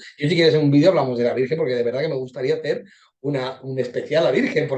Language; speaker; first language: Spanish; native; Spanish